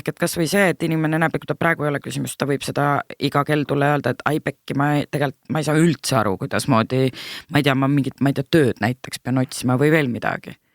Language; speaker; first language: Estonian; native; Estonian